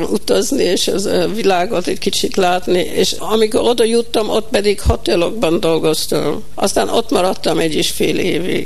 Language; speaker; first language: Hungarian; early bilingual, heritage; Hungarian